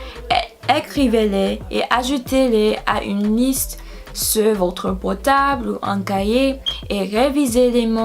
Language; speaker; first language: French; non-native, learner; English